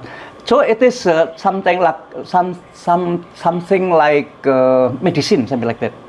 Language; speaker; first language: English; non-native, learner; Indonesian